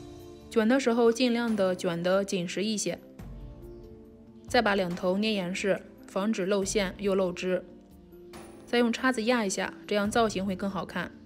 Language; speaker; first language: Chinese; native; Chinese